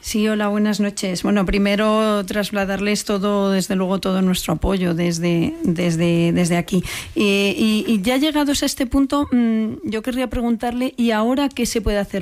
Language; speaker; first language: Spanish; native; Spanish